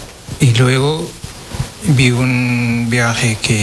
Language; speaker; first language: Spanish; non-native, learner; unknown